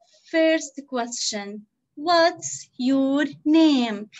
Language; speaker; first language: English; non-native, fluent; Arabic